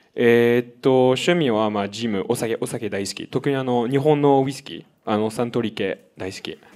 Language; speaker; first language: Japanese; non-native, fluent; French